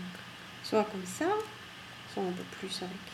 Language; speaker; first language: French; non-native, fluent; Russian